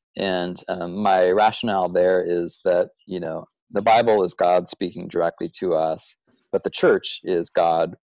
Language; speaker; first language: English; native; English